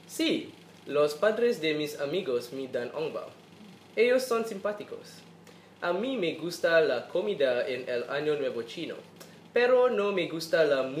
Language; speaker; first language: Spanish; non-native, learner; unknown